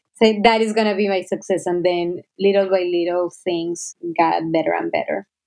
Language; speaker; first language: English; non-native, fluent; Spanish